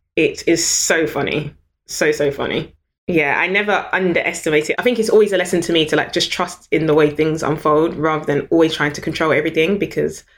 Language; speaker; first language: English; native; English